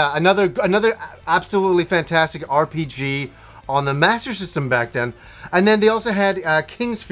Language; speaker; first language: English; native; English